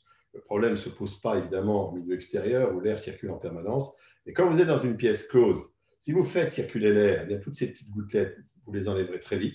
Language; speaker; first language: French; native; French